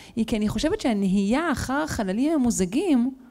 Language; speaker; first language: Hebrew; native; Hebrew